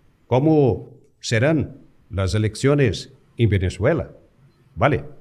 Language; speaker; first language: Spanish; non-native, fluent; Portuguese